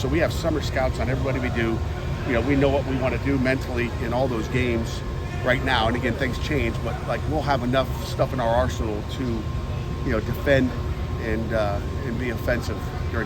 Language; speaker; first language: English; native; English